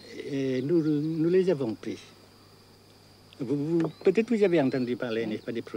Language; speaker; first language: French; non-native, local second language; Vietnamese